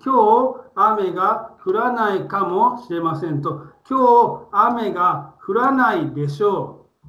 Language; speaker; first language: Japanese; non-native, fluent; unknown